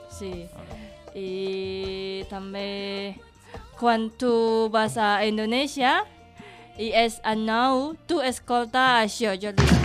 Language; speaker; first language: Catalan; non-native, learner; Indonesian